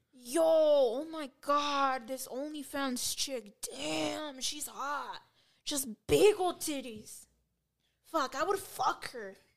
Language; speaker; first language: English; early bilingual, other home language; Spanish